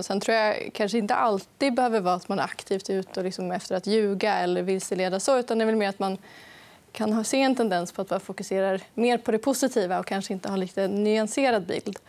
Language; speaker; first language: Swedish; native; Swedish